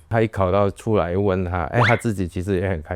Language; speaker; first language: Chinese; native; Chinese